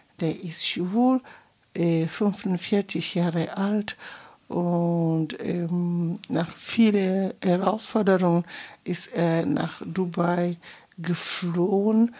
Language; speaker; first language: German; non-native, fluent; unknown